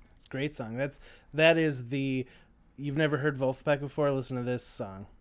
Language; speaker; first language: English; native; English